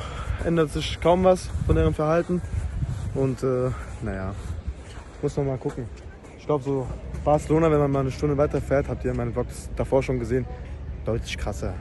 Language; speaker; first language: German; native; German